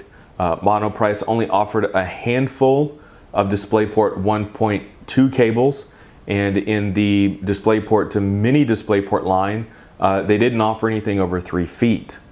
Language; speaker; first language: English; native; English